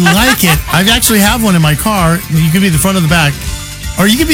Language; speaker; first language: English; native; English